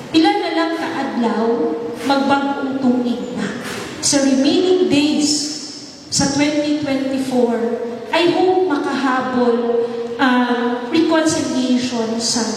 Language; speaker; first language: Cebuano; non-native, local second language; Hiligaynon